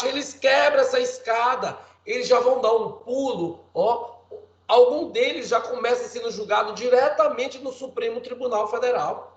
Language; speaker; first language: Portuguese; native; Portuguese